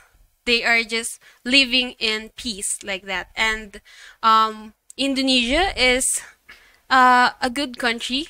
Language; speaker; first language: English; non-native, local second language; Filipino